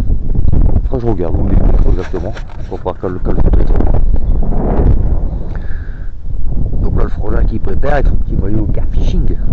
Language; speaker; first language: French; native; French